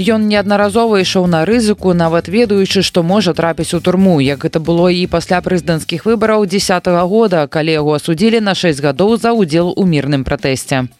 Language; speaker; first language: Belarusian; native; Belarusian